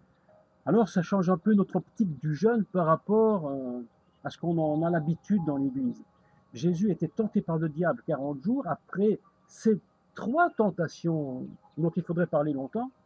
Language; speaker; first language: French; native; French